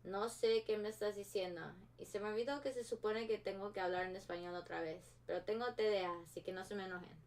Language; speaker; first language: Spanish; early bilingual, heritage; Spanish